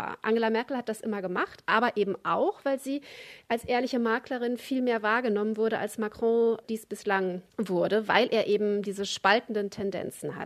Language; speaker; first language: German; native; German